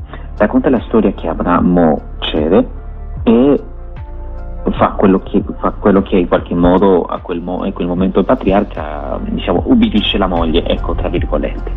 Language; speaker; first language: Italian; non-native, fluent; Spanish